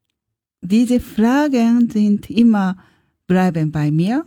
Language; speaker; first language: German; non-native, learner; Japanese